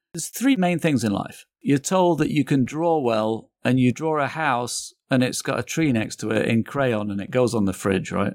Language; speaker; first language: English; native; English